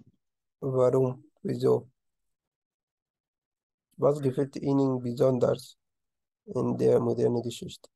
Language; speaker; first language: German; non-native, learner; Arabic